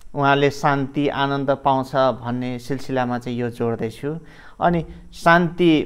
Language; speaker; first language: Nepali; non-native, local second language; Limbu